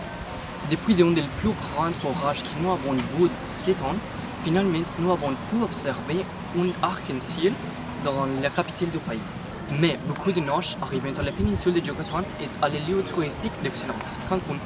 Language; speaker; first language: French; non-native, learner; Spanish